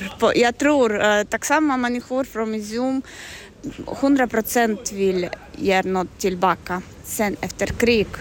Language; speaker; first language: Swedish; non-native, learner; Ukrainian